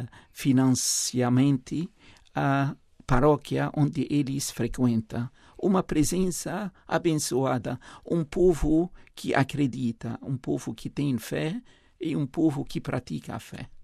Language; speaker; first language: Portuguese; non-native, fluent; Arabic